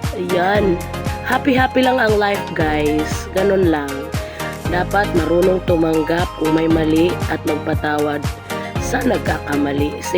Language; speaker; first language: Filipino; non-native, local second language; Cebuano